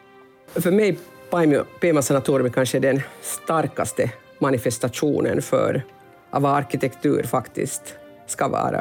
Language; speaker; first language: Swedish; non-native, local second language; Finnish